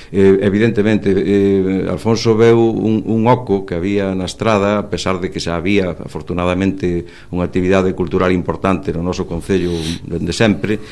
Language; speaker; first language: Galician; native; Galician